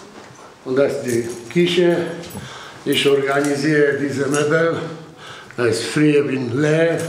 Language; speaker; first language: German; non-native, learner; Polish